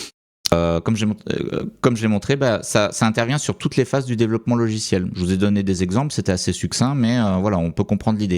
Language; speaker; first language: French; native; French